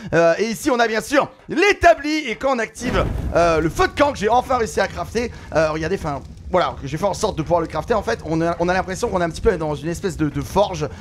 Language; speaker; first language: French; native; French